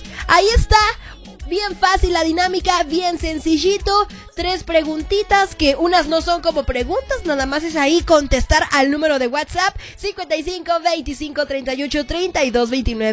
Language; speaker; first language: Spanish; native; Spanish